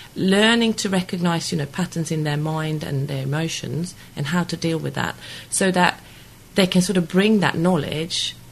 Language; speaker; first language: English; non-native, fluent; Swedish